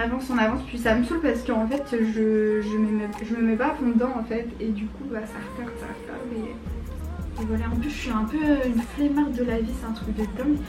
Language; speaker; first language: French; native; French